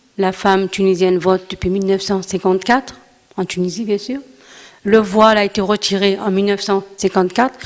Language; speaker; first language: French; non-native, local second language; Arabic